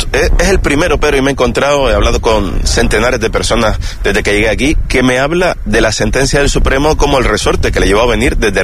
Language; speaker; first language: Spanish; native; Spanish